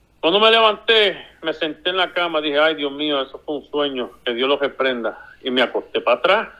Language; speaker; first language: Spanish; early bilingual, heritage; Spanish